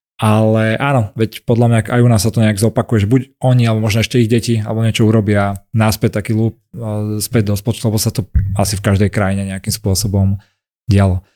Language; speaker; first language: Slovak; native; Slovak